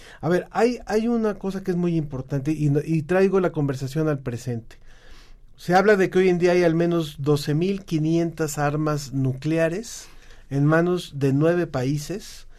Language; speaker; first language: Spanish; native; Spanish